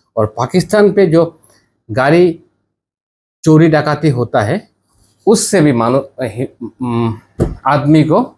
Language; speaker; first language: Hindi; non-native, learner; Bangla